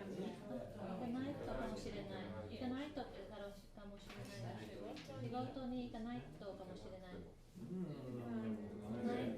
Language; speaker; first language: Japanese; non-native, learner; English